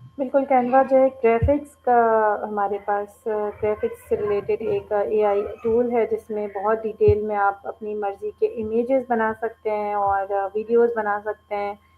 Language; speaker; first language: Urdu; native; Urdu